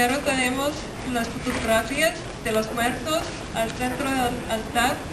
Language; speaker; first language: Spanish; non-native, learner; English